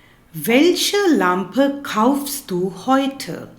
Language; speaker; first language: German; non-native, fluent; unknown